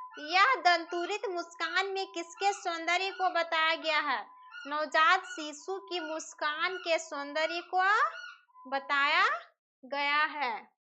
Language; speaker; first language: Hindi; native; Hindi